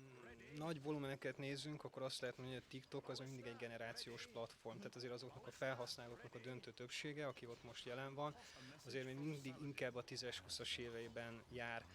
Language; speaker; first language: Hungarian; native; Hungarian